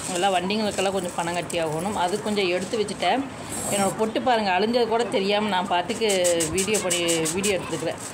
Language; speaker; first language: Tamil; non-native, local second language; Telugu